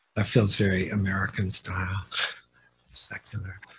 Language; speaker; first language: English; native; English